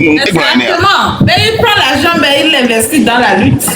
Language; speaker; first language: French; non-native, local second language; Ewe